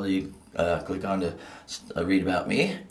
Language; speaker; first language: English; native; English